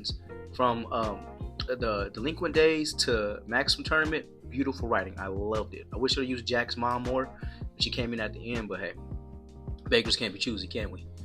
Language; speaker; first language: English; native; English